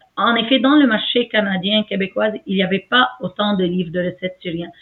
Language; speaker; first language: French; non-native, fluent; Arabic